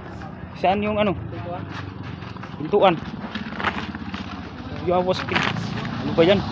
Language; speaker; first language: Filipino; non-native, local second language; Cebuano